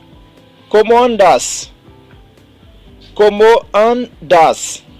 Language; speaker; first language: Spanish; non-native, fluent; Haitian Creole